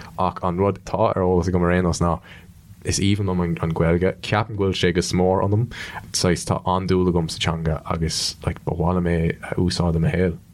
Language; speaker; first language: Irish; non-native, local second language; English